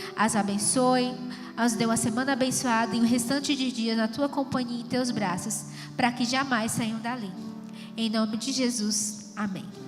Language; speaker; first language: Portuguese; native; Portuguese